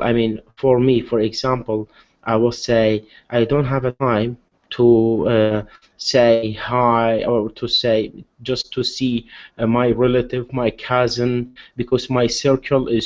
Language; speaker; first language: English; non-native, learner; Arabic